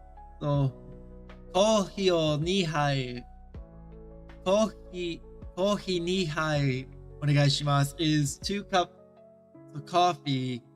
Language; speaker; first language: Japanese; non-native, learner; English